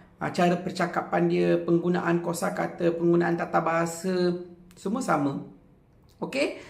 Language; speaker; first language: Malay; non-native, local second language; Tamil